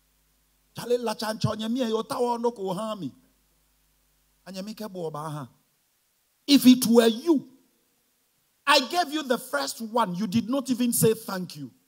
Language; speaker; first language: English; non-native, local second language; Ga